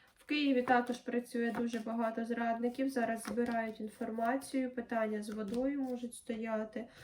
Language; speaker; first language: Ukrainian; non-native, local second language; Russian